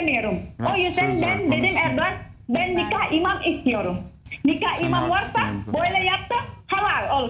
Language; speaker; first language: Turkish; non-native, learner; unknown